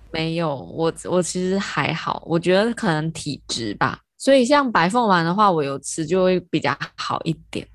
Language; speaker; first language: Chinese; native; Chinese